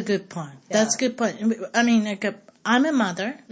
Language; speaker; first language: English; non-native, fluent; Japanese